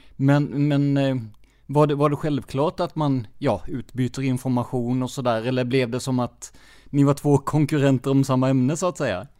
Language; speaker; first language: Swedish; native; Swedish